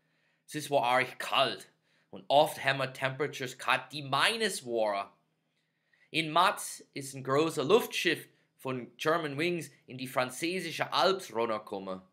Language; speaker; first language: German; non-native, fluent; English